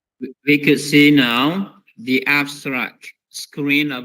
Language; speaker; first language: English; non-native, fluent; Indonesian